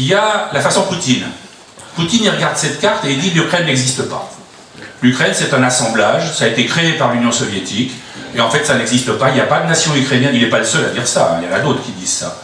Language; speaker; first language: French; native; French